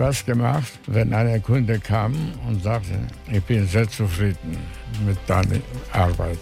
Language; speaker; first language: German; non-native, learner; Greek